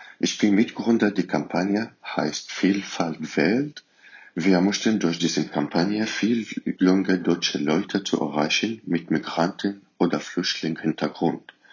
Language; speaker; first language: German; non-native, learner; Arabic